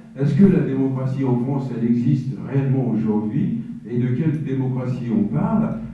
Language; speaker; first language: French; native; French